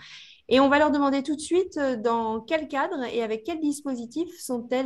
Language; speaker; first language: French; native; French